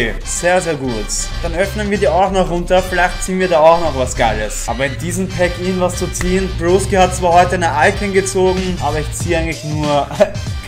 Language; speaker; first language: German; native; German